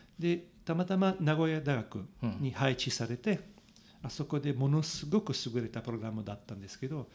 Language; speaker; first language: Japanese; non-native, fluent; Italian